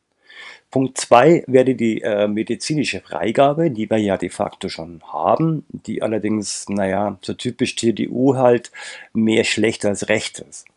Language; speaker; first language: German; native; German